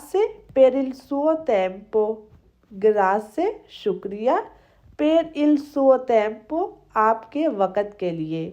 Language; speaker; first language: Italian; non-native, fluent; Urdu